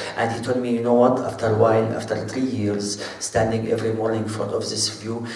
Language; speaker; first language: English; non-native, fluent; Arabic